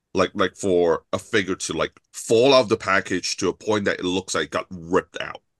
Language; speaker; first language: English; non-native, local second language; Cantonese